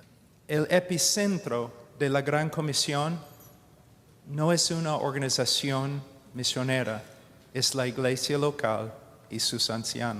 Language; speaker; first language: Spanish; non-native, fluent; English